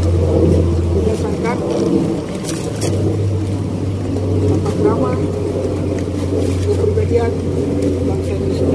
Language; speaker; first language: Indonesian; native; Indonesian